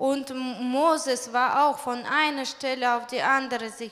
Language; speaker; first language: German; non-native, fluent; Russian